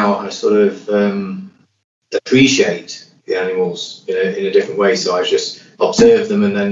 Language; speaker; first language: English; native; English